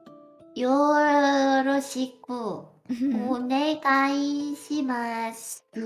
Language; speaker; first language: Japanese; non-native, learner; Korean